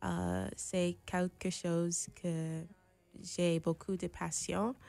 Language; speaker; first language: French; non-native, fluent; English